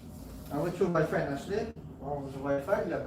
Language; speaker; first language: Russian; non-native, local second language; Tajik